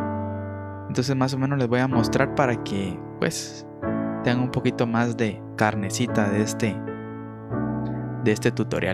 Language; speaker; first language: Spanish; native; Spanish